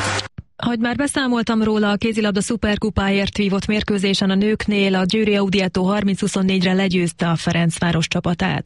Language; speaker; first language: Hungarian; native; Hungarian